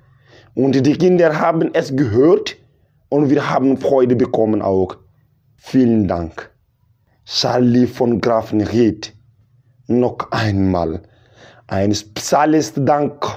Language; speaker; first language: German; non-native, local second language; Bambara